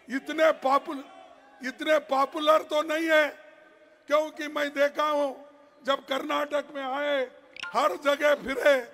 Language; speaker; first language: Hindi; non-native, local second language; Kannada